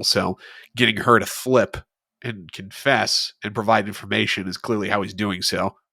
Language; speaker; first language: English; native; English